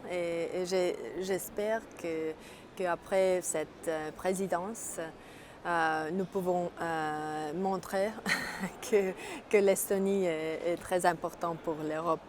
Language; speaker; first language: French; non-native, learner; Estonian